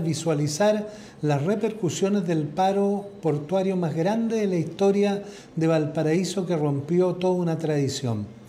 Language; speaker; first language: Spanish; native; Spanish